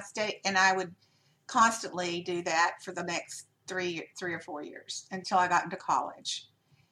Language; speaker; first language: English; native; English